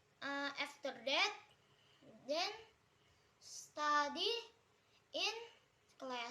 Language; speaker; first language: English; non-native, learner; Indonesian